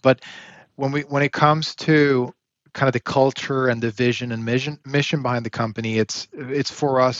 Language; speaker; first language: English; native; English